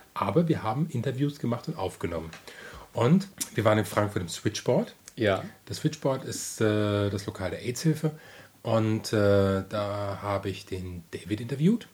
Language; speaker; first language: German; native; German